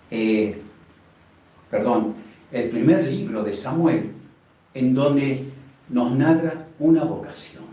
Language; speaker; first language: Spanish; native; Spanish